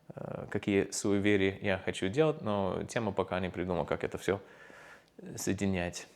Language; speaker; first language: Russian; non-native, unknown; English